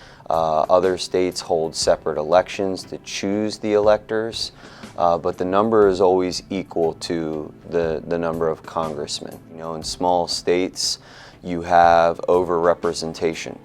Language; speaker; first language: English; native; English